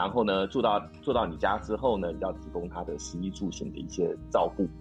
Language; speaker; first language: Chinese; native; Chinese